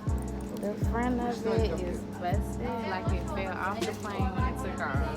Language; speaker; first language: English; native; English